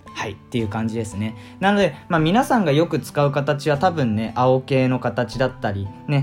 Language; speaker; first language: Japanese; native; Japanese